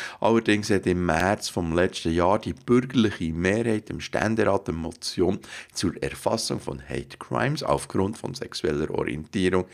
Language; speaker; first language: German; native; German